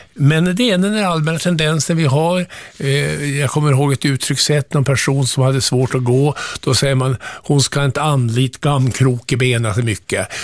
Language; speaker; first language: Swedish; native; Swedish